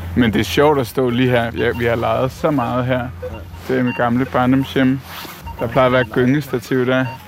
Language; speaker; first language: Danish; native; Danish